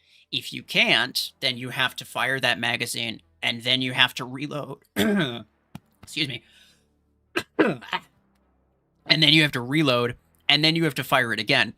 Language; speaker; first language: English; native; English